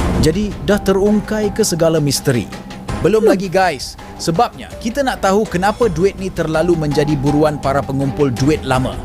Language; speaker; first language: Malay; native; Malay